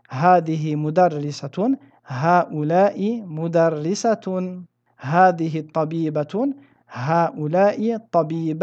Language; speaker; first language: Arabic; non-native, fluent; French